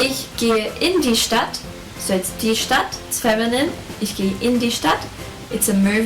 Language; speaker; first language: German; non-native, fluent; English